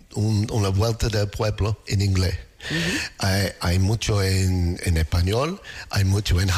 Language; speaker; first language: Spanish; non-native, learner; English